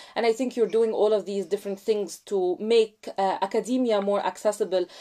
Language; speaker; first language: English; non-native, fluent; Arabic